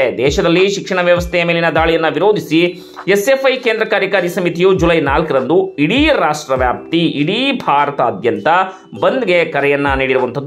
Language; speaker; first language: Kannada; native; Kannada